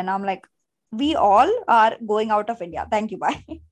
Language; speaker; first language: English; non-native, local second language; Hindi